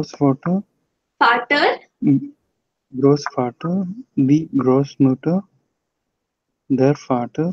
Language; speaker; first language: German; non-native, learner; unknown